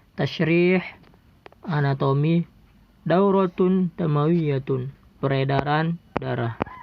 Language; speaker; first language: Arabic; non-native, fluent; Indonesian